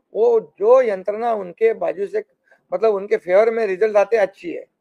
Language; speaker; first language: Hindi; non-native, local second language; Marathi